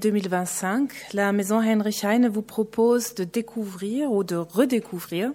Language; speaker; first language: French; native; French